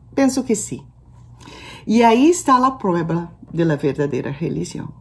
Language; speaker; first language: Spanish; non-native, learner; Portuguese